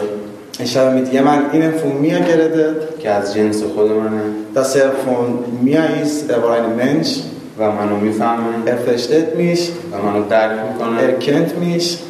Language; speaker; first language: German; non-native, learner; Persian